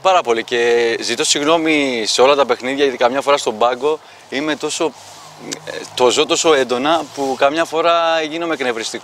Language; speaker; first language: Greek; native; Greek